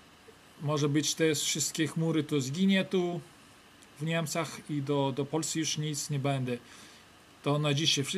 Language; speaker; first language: Polish; non-native, learner; Lithuanian